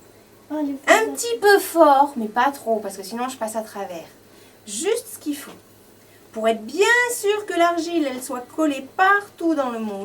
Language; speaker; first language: French; native; French